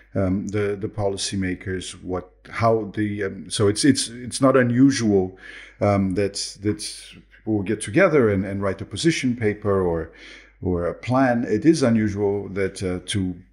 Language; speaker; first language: English; non-native, fluent; Portuguese